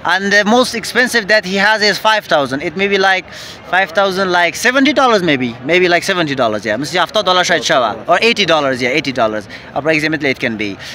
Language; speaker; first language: English; non-native, fluent; Persian